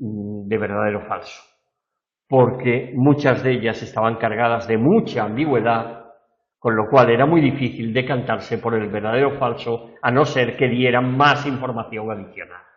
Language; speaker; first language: Spanish; native; Spanish